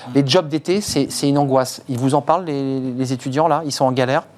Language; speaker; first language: French; native; French